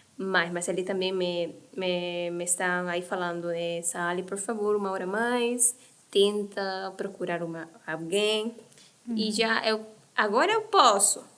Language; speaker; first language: Portuguese; non-native, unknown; Spanish